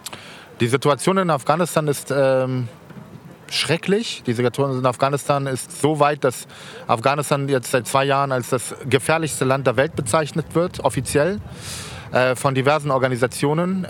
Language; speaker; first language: German; early bilingual, other home language; Persian